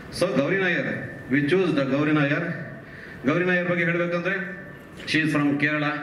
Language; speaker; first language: Kannada; native; Kannada